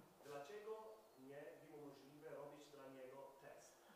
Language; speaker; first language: Polish; non-native, fluent; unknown